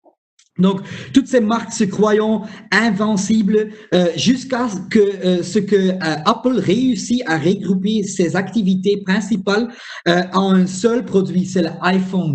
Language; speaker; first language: French; non-native, local second language; Dutch